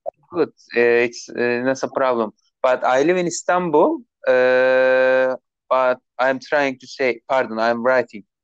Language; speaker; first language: English; non-native, learner; Turkish